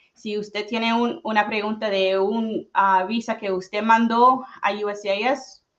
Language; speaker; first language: Spanish; early bilingual, heritage; Spanish